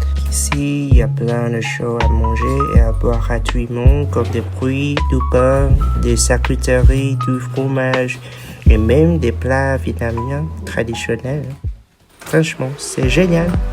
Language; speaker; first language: French; non-native, fluent; Vietnamese